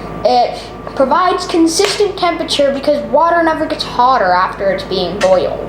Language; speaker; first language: English; native; English